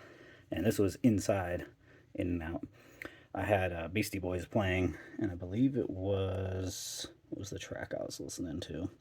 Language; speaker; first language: English; native; English